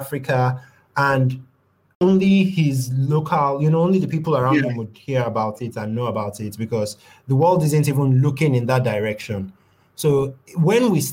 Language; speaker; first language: English; non-native, local second language; Yoruba